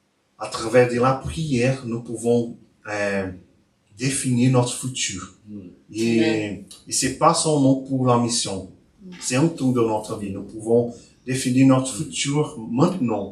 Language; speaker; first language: French; non-native, learner; Portuguese